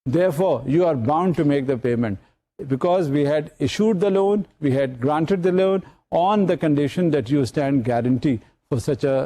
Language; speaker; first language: English; non-native, local second language; Urdu